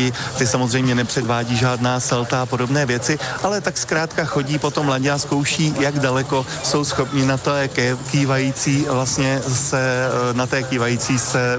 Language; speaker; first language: Czech; native; Czech